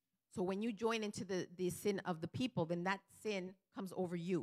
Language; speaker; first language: English; early bilingual, other home language; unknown